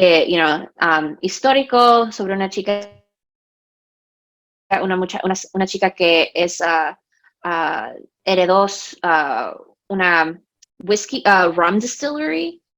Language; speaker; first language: Spanish; early bilingual, heritage; Spanish